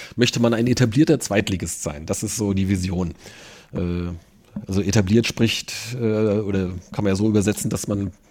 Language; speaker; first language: German; native; German